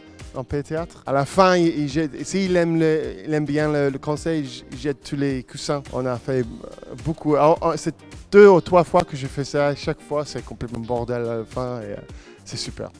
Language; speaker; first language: French; non-native, fluent; English